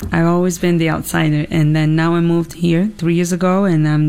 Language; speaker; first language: English; non-native, fluent; Italian